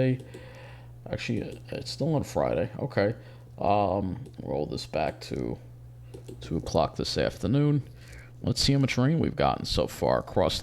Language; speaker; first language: English; native; English